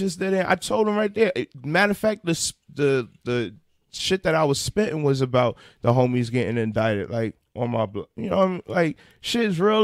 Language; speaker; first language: English; native; English